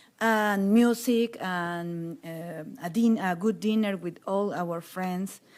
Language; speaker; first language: English; non-native, learner; Spanish